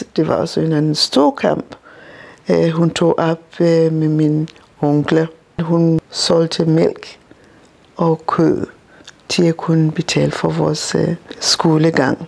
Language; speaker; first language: Danish; non-native, local second language; Masai